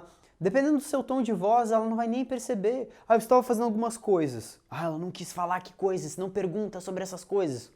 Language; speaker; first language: Portuguese; native; Portuguese